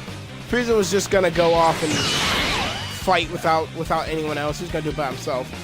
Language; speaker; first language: English; native; English